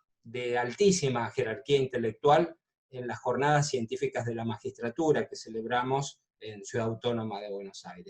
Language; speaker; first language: Spanish; native; Spanish